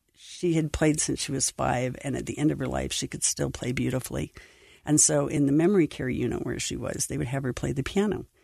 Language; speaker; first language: English; native; English